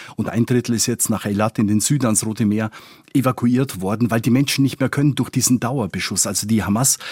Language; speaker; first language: German; non-native, fluent; Spanish